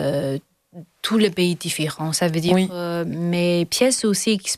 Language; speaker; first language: French; non-native, learner; Chinese